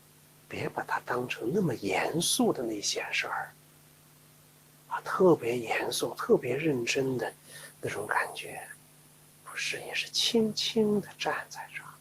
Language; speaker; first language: Chinese; native; Chinese